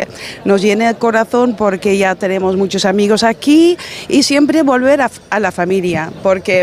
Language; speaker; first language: Spanish; non-native, fluent; Dutch